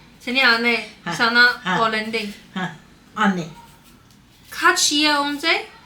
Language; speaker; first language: Turkish; non-native, learner; Chinese